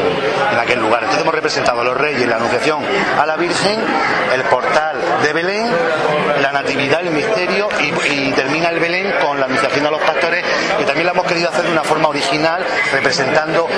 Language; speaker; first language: Spanish; native; Spanish